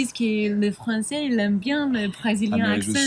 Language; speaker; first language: French; non-native, learner; Spanish